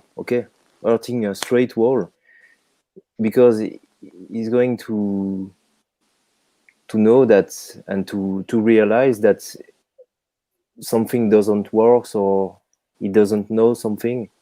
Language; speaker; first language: English; non-native, fluent; French